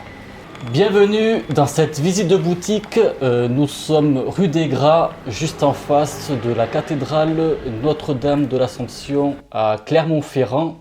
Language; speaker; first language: French; native; French